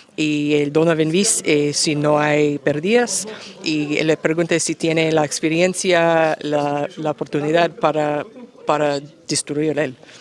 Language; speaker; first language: Spanish; non-native, learner; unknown